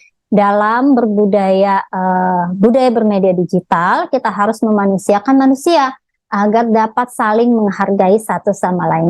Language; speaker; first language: Indonesian; native; Indonesian